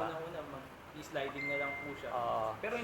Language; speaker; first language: Filipino; native; Filipino